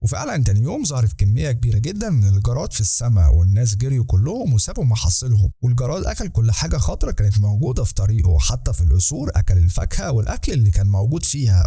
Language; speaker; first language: Arabic; native; Arabic